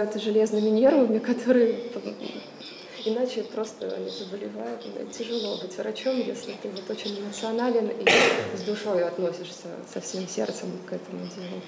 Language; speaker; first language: Russian; native; Russian